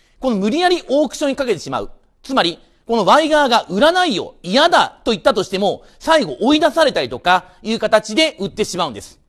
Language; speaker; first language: Japanese; native; Japanese